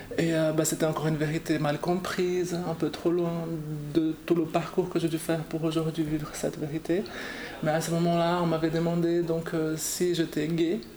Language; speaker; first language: French; non-native, fluent; Portuguese